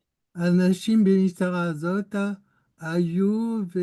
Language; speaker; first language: Hebrew; non-native, learner; French